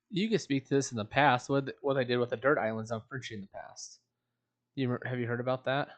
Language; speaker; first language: English; native; English